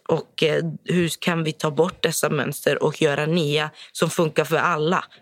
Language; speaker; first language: Swedish; early bilingual, other home language; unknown